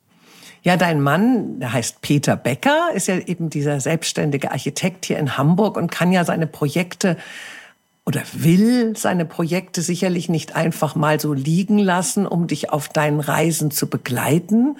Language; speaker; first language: German; native; German